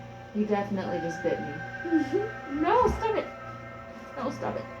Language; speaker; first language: English; native; English